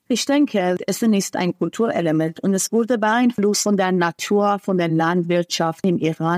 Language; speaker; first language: German; non-native, fluent; Persian